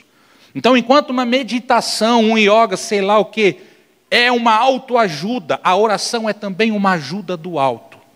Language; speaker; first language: Portuguese; native; Portuguese